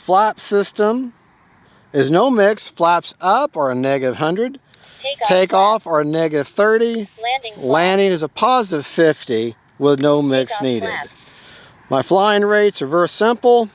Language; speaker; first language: English; native; English